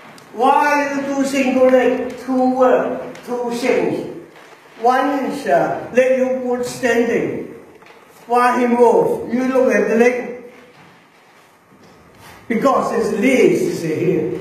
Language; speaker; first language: English; non-native, learner; Chinese